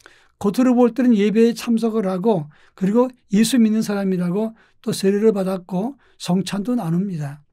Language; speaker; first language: Korean; native; Korean